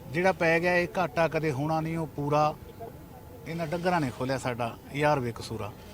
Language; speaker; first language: Punjabi; native; Punjabi